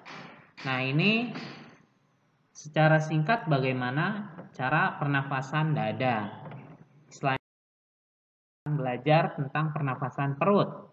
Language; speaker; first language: Indonesian; native; Indonesian